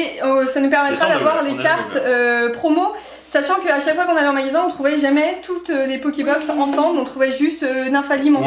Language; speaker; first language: French; native; French